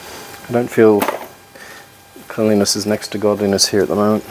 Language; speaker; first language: English; native; English